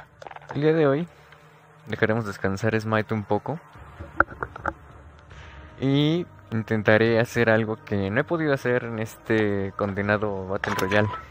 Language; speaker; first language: Spanish; native; Spanish